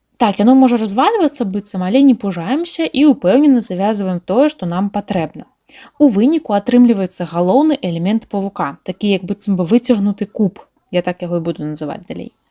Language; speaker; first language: Belarusian; native; Belarusian